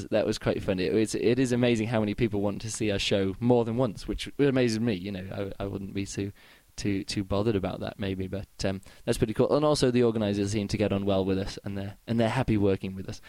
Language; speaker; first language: English; native; English